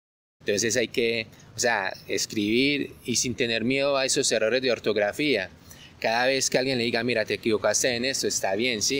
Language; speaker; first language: Spanish; native; Spanish